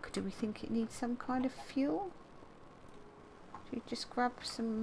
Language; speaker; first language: English; native; English